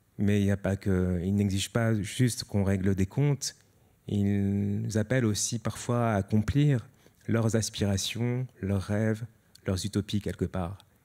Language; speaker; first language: French; native; French